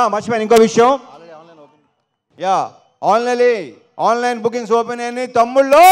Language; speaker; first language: Telugu; native; Telugu